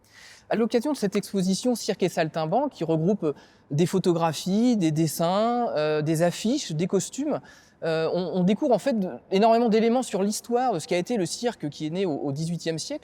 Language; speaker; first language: French; native; French